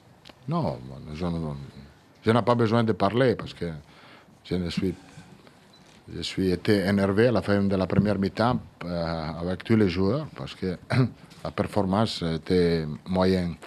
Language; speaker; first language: French; non-native, fluent; Italian